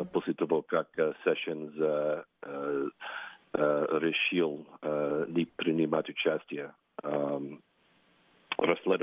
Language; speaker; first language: Russian; non-native, fluent; English